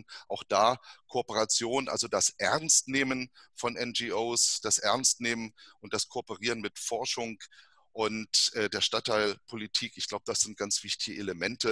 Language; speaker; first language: German; native; German